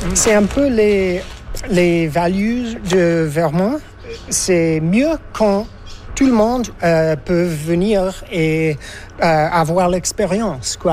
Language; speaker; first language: French; non-native, fluent; English